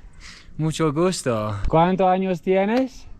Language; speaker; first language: Spanish; non-native, learner; English